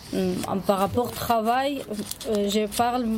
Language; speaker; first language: French; non-native, learner; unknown